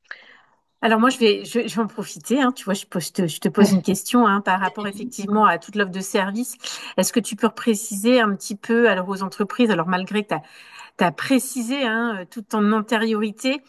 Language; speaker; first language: French; native; French